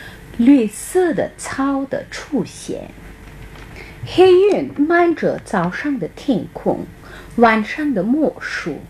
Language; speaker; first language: Chinese; non-native, fluent; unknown